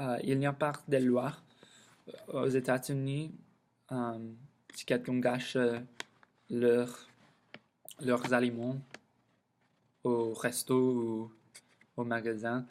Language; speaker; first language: French; non-native, learner; English